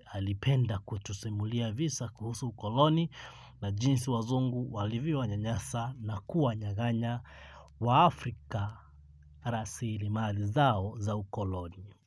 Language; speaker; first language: Swahili; non-native, local second language; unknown